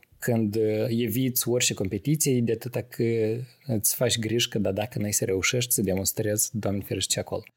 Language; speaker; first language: Romanian; native; Romanian